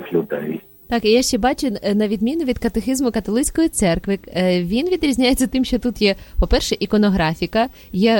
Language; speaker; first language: Ukrainian; native; Ukrainian